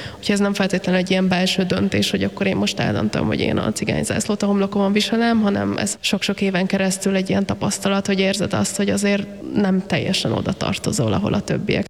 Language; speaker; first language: Hungarian; native; Hungarian